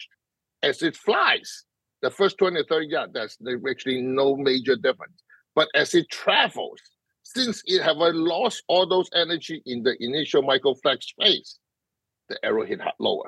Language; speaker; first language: English; non-native, local second language; Cantonese